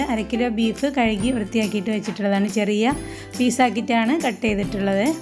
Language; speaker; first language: Malayalam; native; Malayalam